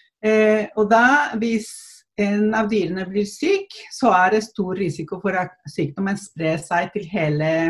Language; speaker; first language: Norwegian; non-native, fluent; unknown